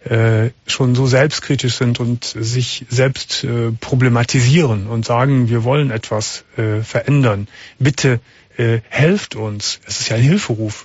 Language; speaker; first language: German; native; German